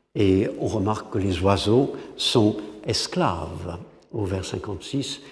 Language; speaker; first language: French; non-native, fluent; English